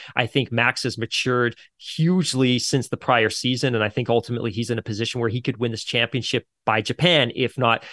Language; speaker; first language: English; native; English